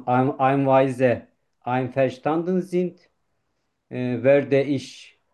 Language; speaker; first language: German; non-native, learner; Turkish